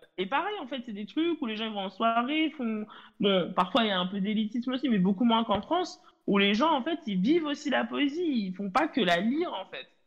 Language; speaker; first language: French; native; French